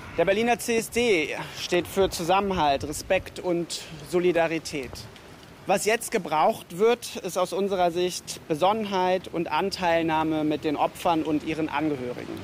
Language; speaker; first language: German; native; German